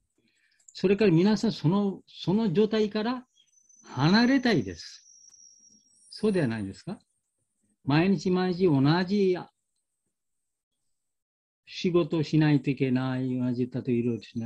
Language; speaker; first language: Japanese; non-native, learner; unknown